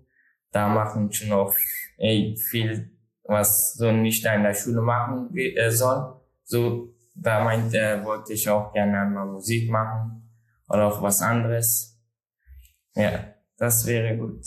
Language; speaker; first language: German; non-native, learner; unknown